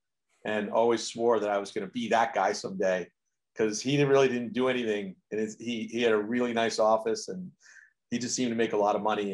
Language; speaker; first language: English; native; English